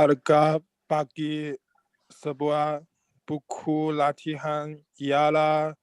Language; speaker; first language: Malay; non-native, learner; Chinese